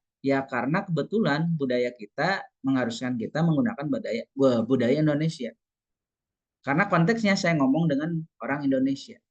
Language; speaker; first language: Indonesian; non-native, local second language; Sundanese